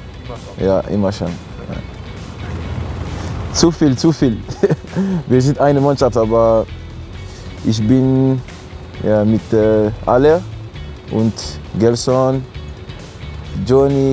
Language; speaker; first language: German; non-native, learner; French